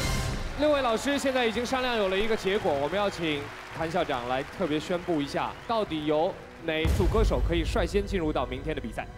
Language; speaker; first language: Chinese; native; Chinese